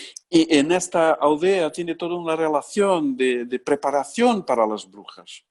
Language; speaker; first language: Spanish; non-native, learner; Portuguese